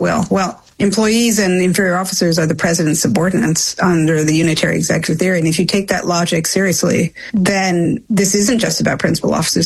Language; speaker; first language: English; native; English